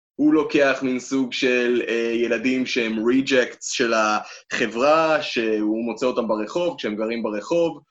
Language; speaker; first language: Hebrew; native; Hebrew